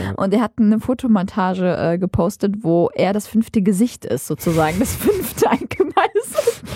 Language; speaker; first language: German; early bilingual, other home language; Arabic